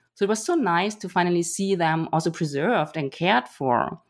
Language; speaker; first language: English; non-native, fluent; German